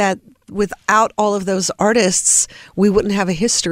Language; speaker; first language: English; native; English